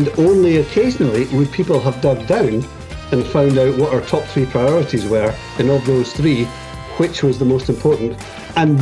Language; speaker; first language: English; native; English